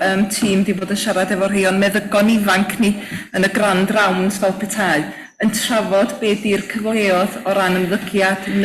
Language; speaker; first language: Welsh; native; Welsh